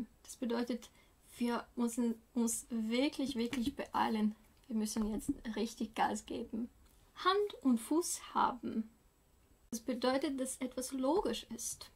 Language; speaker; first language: German; non-native, fluent; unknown